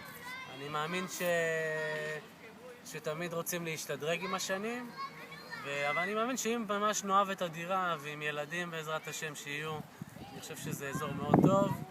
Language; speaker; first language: Hebrew; native; Hebrew